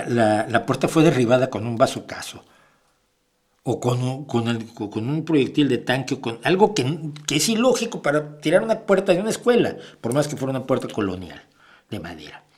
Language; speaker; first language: Spanish; native; Spanish